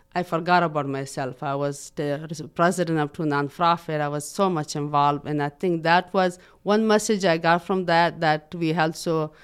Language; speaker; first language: English; non-native, fluent; Persian